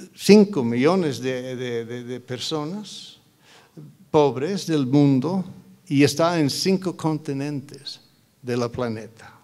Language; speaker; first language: Spanish; non-native, fluent; English